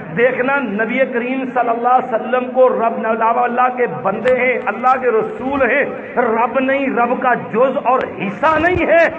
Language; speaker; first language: Urdu; non-native, local second language; Punjabi